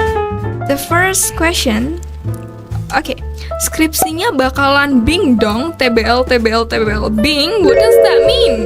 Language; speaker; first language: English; non-native, learner; Indonesian